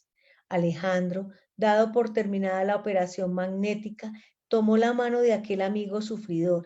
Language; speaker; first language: Spanish; native; Spanish